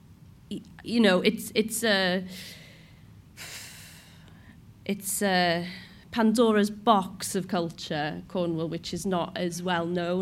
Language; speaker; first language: English; non-native, local second language; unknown